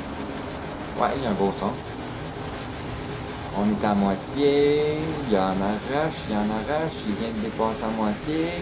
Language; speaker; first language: French; native; French